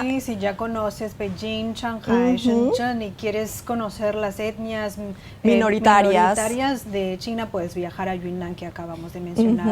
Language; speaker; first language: Spanish; non-native, fluent; Chinese